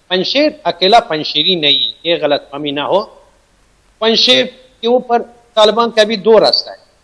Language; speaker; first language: Hindi; non-native, fluent; Persian